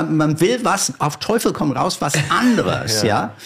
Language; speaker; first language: German; non-native, fluent; English